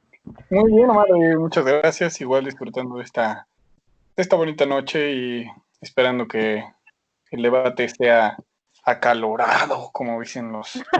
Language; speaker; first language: Spanish; native; Spanish